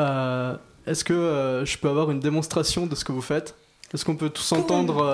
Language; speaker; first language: French; native; French